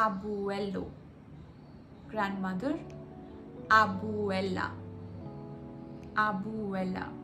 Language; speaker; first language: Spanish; non-native, fluent; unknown